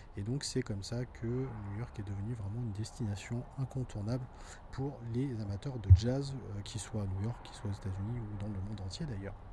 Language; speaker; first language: French; native; French